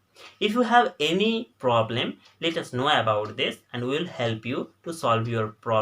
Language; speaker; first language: English; non-native, local second language; Bangla